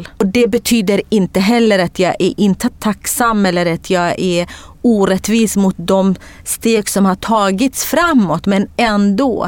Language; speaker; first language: Swedish; non-native, fluent; Kurdish